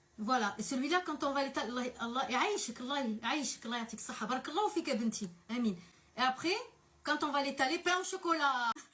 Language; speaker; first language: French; early bilingual, other home language; Arabic